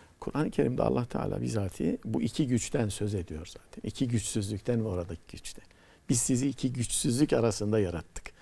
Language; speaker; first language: Turkish; native; Turkish